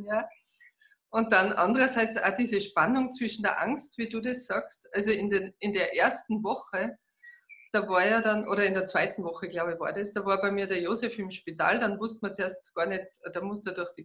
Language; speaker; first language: German; native; German